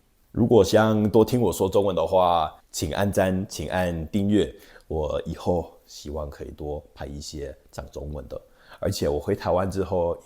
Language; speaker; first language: Chinese; non-native, fluent; English